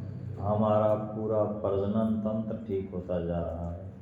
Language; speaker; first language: Hindi; native; Hindi